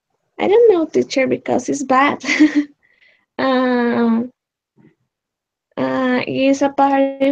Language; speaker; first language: English; non-native, learner; Spanish